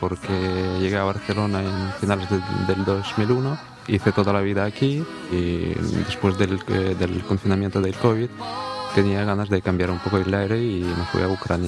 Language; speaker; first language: Spanish; non-native, fluent; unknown